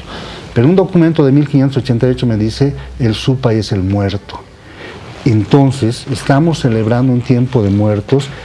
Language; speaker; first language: Spanish; native; Spanish